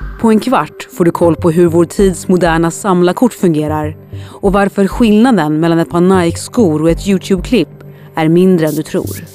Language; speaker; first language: Swedish; native; Swedish